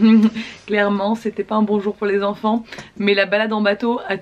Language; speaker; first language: French; native; French